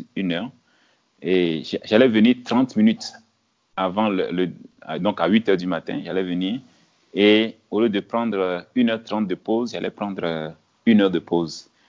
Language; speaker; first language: French; non-native, local second language; Ewe